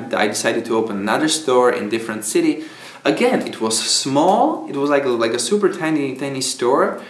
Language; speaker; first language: English; non-native, fluent; Czech